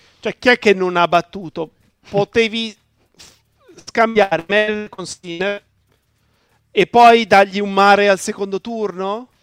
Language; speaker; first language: Italian; native; Italian